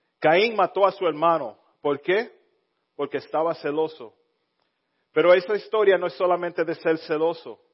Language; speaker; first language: Spanish; early bilingual, heritage; Spanish